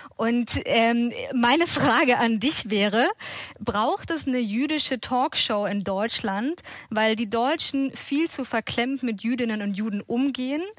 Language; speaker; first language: German; native; German